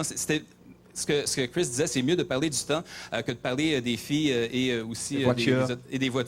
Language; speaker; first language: French; native; French